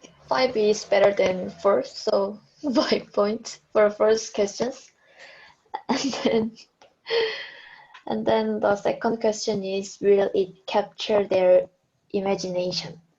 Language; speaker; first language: English; non-native, learner; Korean